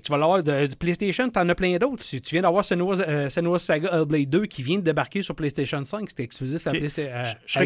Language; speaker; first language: French; native; French